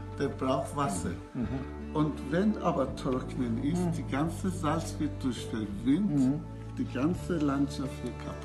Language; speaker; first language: German; non-native, learner; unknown